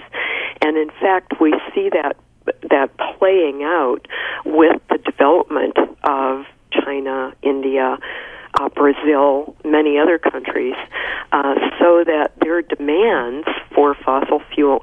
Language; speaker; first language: English; native; English